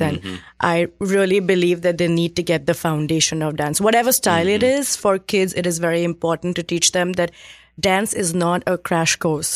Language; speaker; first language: English; non-native, local second language; Hindi